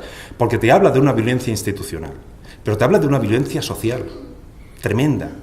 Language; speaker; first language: Spanish; native; Spanish